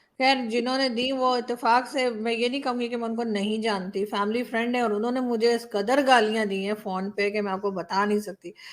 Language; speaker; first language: Urdu; native; Urdu